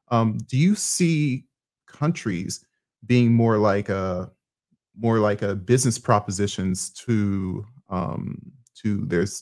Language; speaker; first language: English; native; English